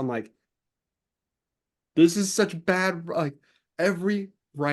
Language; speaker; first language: English; native; English